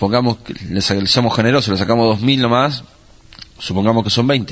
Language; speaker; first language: Spanish; native; Spanish